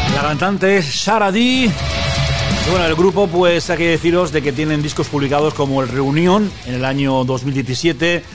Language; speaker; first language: Spanish; native; Spanish